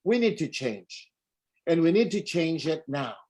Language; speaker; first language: English; non-native, local second language; Filipino